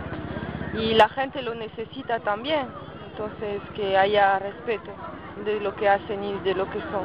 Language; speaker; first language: Spanish; non-native, fluent; French